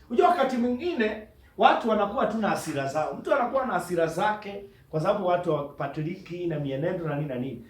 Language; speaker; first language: Swahili; non-native, local second language; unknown